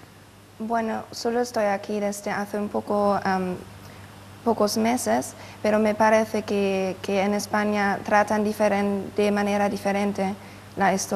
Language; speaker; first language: Spanish; non-native, fluent; German